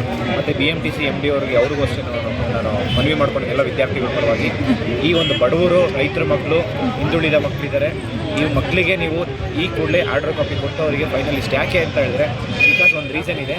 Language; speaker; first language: Kannada; native; Kannada